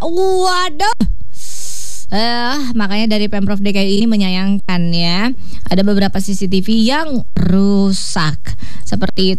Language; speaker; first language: Indonesian; native; Indonesian